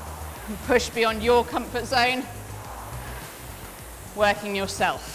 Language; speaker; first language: English; native; English